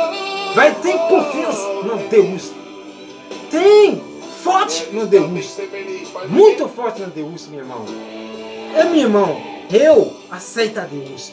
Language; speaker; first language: Portuguese; non-native, learner; Haitian Creole